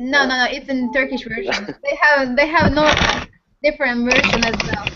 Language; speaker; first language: English; non-native, learner; Turkish